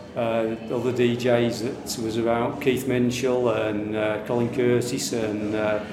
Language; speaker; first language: English; native; English